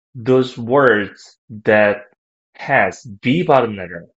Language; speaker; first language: English; non-native, fluent; Korean